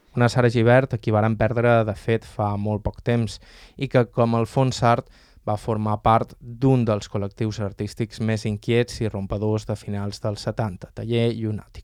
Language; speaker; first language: Catalan; native; Catalan